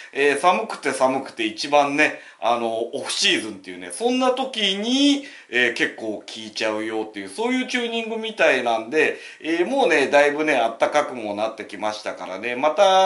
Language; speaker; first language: Japanese; native; Japanese